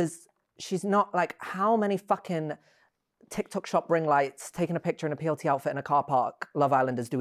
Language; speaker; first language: English; native; English